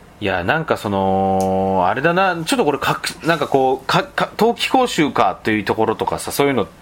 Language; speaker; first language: Japanese; early bilingual, heritage; Japanese